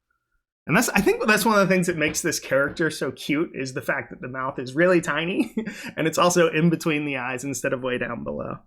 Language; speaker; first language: English; native; English